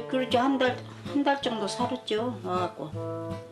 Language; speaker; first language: Korean; native; Korean